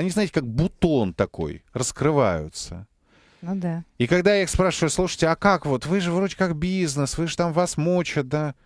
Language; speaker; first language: Russian; native; Russian